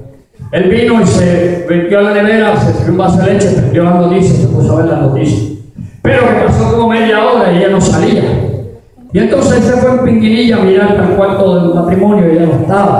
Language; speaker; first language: Spanish; native; Spanish